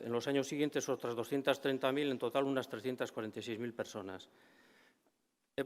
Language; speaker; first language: Spanish; native; Spanish